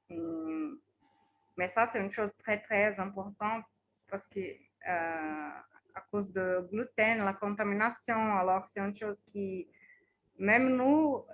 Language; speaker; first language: French; non-native, fluent; Portuguese